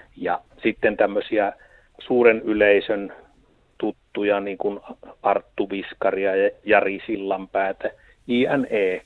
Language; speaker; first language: Finnish; native; Finnish